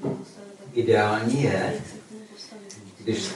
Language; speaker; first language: Czech; non-native, learner; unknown